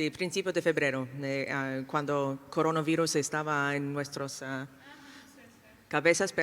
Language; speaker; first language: Spanish; non-native, fluent; English